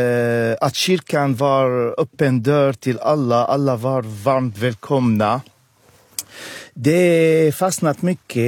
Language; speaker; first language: Swedish; non-native, fluent; Arabic